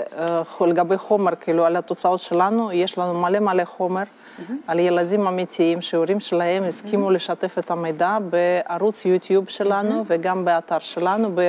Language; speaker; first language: Hebrew; non-native, fluent; Russian